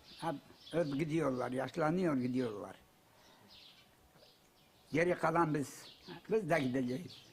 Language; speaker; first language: Turkish; non-native, local second language; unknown